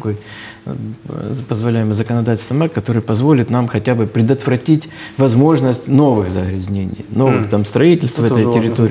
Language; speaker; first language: Russian; native; Russian